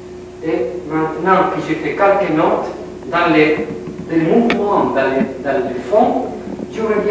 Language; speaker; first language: French; non-native, learner; Spanish